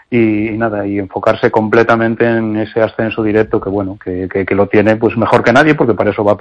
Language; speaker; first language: Spanish; native; Spanish